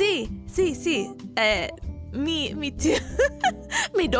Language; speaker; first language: Spanish; non-native, learner; English